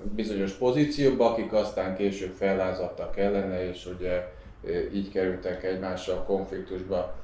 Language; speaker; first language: Hungarian; native; Hungarian